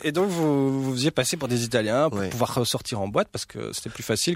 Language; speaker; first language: French; native; French